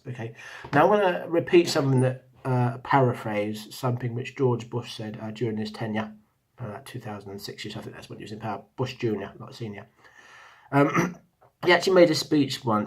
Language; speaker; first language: English; native; English